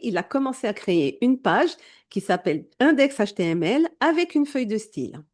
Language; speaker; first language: French; native; French